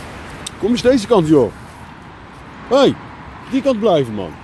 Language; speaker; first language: Dutch; early bilingual, other home language; Turkish